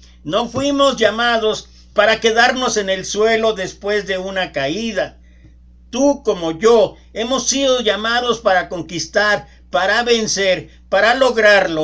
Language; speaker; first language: Spanish; native; Spanish